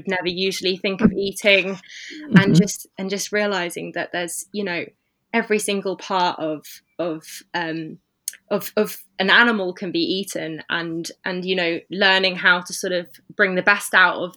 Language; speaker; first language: English; native; English